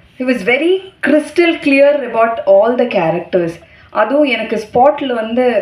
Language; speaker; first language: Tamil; non-native, fluent; Malayalam